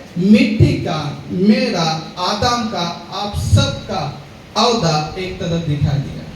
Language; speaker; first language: Hindi; non-native, local second language; Marathi